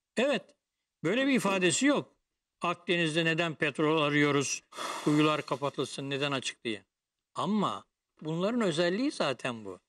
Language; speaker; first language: Turkish; native; Turkish